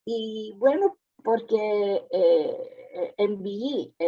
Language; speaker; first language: Spanish; early bilingual, heritage; Ladino